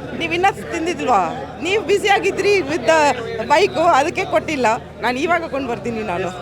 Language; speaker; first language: Kannada; non-native, fluent; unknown